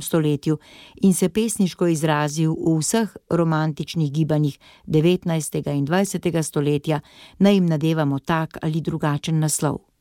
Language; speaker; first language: Slovenian; native; Slovenian